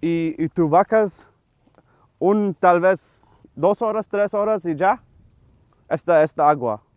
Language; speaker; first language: Spanish; non-native, learner; English